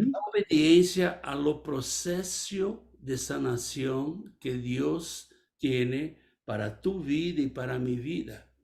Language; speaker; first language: Spanish; non-native, fluent; Portuguese